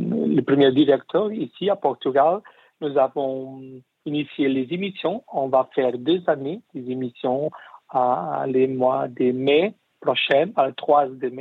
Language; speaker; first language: French; non-native, learner; Portuguese